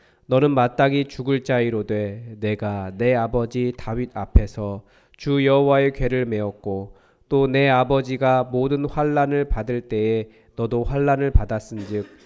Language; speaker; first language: Korean; native; Korean